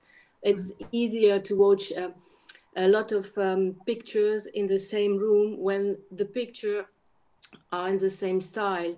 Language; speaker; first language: English; non-native, learner; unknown